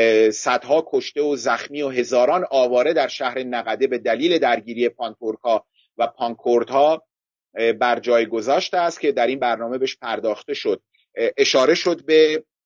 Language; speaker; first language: Persian; non-native, local second language; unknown